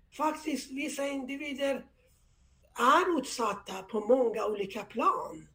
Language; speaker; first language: Swedish; non-native, fluent; Persian